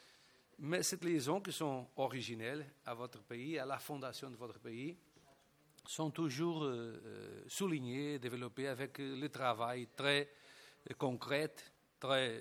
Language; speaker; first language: French; non-native, fluent; Portuguese